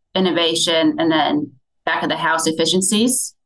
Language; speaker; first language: English; native; English